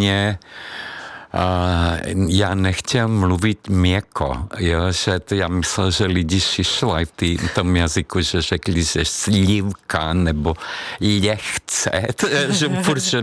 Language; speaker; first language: Czech; non-native, fluent; Hungarian